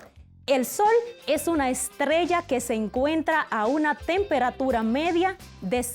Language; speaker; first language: Spanish; native; Spanish